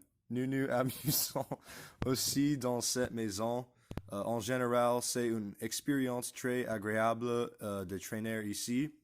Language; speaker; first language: French; non-native, learner; English